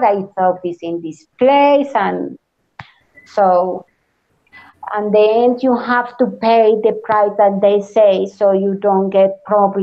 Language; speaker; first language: English; non-native, learner; Spanish